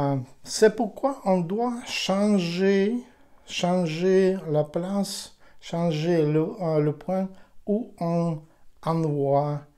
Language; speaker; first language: French; non-native, fluent; Ukrainian